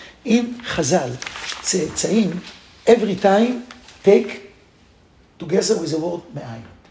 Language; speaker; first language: English; non-native, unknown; Hebrew